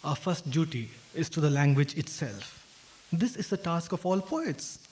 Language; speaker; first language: English; non-native, local second language; Hindi